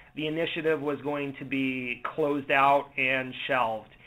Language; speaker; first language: English; native; English